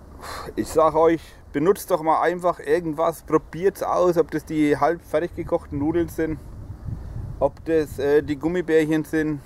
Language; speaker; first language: German; native; German